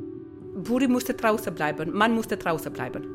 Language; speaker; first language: German; non-native, learner; Albanian